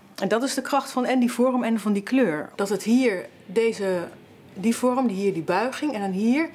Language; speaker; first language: Dutch; native; Dutch